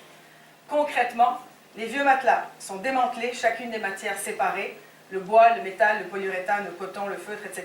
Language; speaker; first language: French; native; French